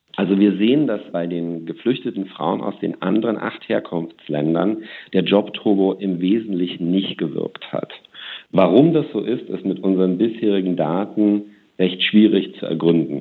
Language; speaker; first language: German; native; German